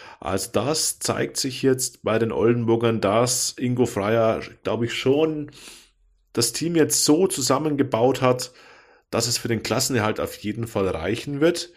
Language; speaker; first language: German; native; German